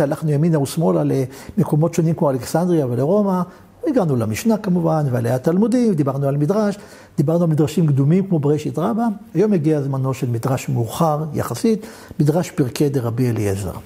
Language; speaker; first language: Hebrew; native; Hebrew